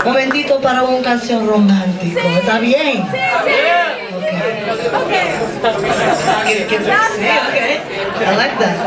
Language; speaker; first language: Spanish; non-native, learner; English